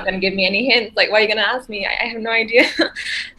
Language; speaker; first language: English; non-native, local second language; Malay